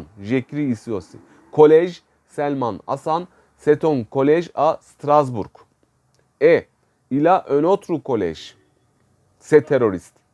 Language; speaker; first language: French; non-native, fluent; Turkish